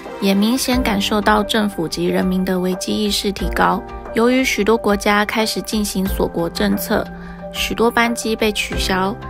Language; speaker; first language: Chinese; native; Chinese